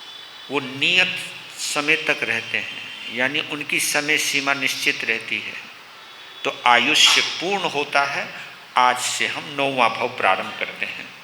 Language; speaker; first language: Hindi; native; Hindi